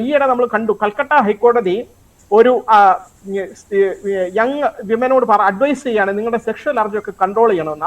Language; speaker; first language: Malayalam; native; Malayalam